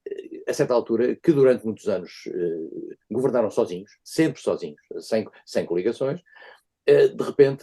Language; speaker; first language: Portuguese; native; Portuguese